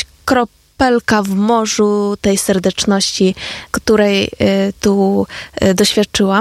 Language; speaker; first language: Polish; non-native, fluent; Ukrainian